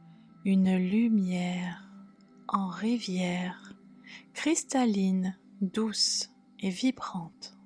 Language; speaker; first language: French; native; French